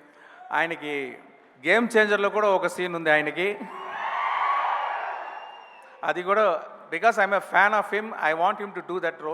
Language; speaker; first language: Telugu; non-native, local second language; Tamil